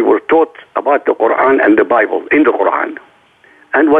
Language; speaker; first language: English; non-native, fluent; Arabic